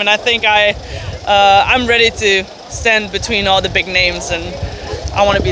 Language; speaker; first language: English; non-native, fluent; Dutch